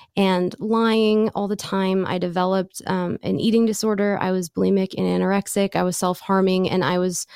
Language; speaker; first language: English; native; English